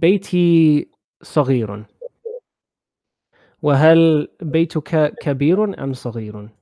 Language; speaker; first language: Arabic; non-native, fluent; English